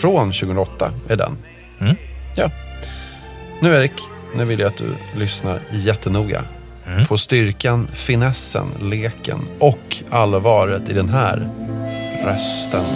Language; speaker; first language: Swedish; native; Swedish